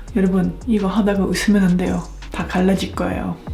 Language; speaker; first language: Korean; non-native, fluent; English